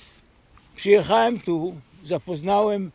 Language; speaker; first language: Polish; early bilingual, heritage; Polish